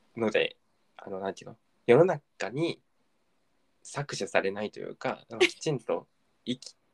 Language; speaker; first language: Japanese; native; Japanese